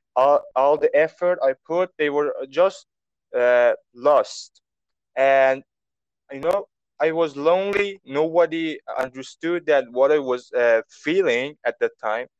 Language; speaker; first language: English; non-native, fluent; Persian